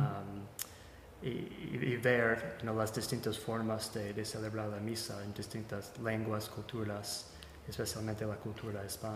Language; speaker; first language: Spanish; non-native, fluent; English